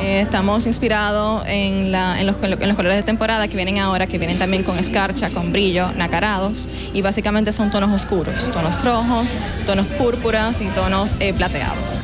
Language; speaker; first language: Spanish; native; Spanish